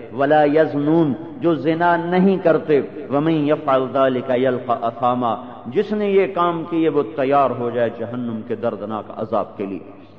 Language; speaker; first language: Urdu; non-native, local second language; Punjabi